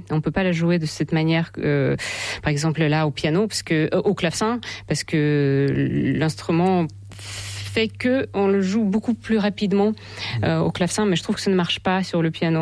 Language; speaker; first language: French; non-native, fluent; Russian